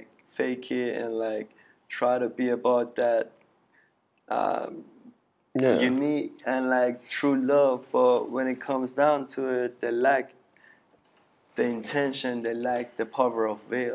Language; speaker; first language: English; early bilingual, other home language; Persian